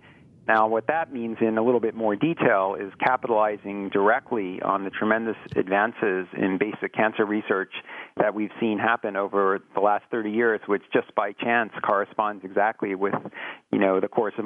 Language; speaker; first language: English; native; English